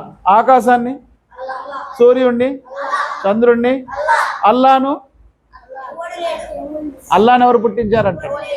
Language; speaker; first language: Telugu; non-native, local second language; Urdu